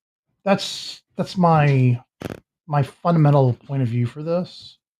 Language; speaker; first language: English; native; English